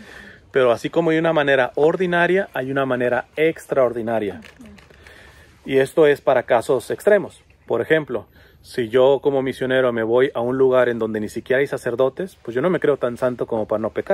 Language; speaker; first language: Spanish; native; Spanish